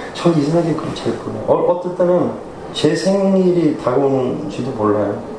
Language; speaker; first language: Korean; early bilingual, heritage; Korean